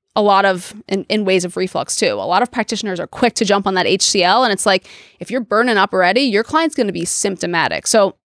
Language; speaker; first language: English; native; English